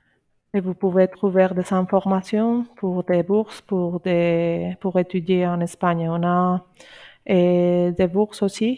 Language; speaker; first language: French; non-native, learner; Spanish